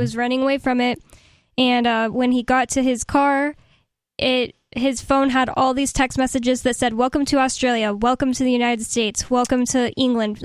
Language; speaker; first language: English; native; English